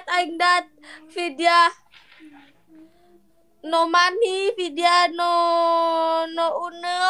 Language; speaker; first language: Vietnamese; non-native, learner; Indonesian